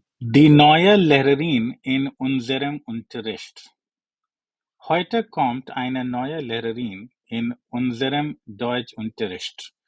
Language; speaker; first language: German; non-native, learner; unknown